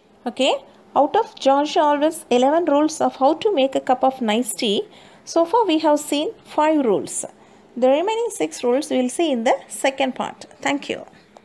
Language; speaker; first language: English; non-native, local second language; Tamil